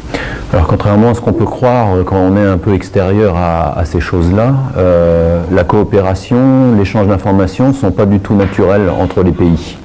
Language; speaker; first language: French; native; French